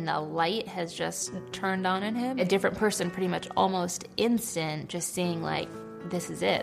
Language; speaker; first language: English; native; English